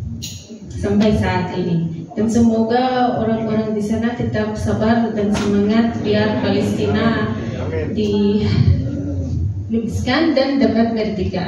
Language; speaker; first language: Indonesian; non-native, fluent; Arabic